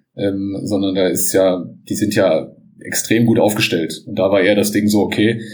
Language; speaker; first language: German; native; German